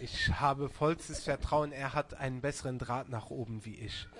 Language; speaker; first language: German; non-native, local second language; Luxembourgish